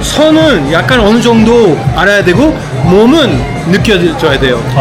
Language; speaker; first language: Korean; non-native, fluent; English